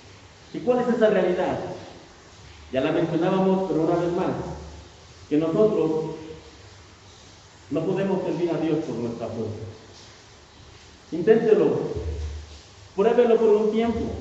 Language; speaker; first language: Spanish; native; Spanish